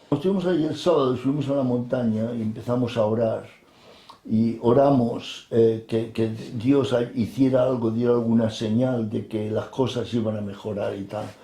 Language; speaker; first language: Spanish; native; Spanish